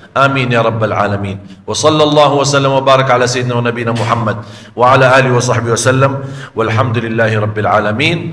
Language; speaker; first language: Malay; non-native, fluent; Arabic